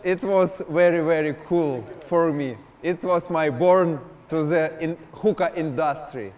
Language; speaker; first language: English; non-native, learner; Russian